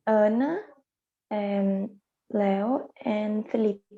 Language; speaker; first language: English; non-native, learner; Portuguese